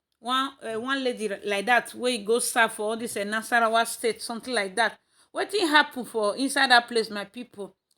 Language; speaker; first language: Nigerian Pidgin; native; Nigerian Pidgin